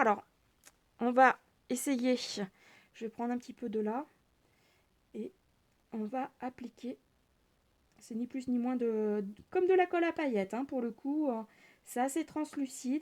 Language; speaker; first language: French; native; French